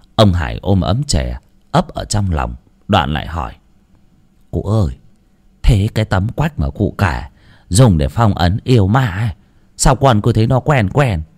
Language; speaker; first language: Vietnamese; native; Vietnamese